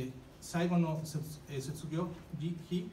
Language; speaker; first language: Japanese; non-native, fluent; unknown